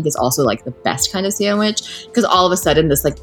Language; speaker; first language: English; native; English